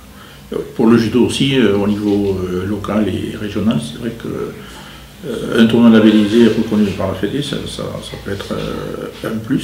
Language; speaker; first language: French; native; French